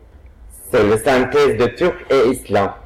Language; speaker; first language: French; non-native, fluent; Turkish